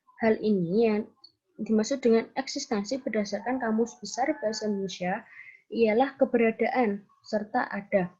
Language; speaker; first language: Indonesian; native; Indonesian